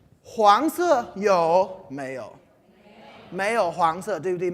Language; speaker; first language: Chinese; non-native, fluent; English